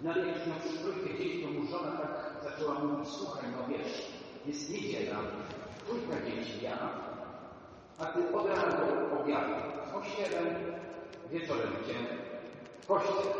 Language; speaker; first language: Polish; native; Polish